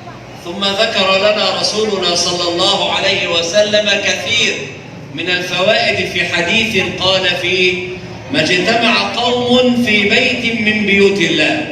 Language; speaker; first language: Arabic; native; Arabic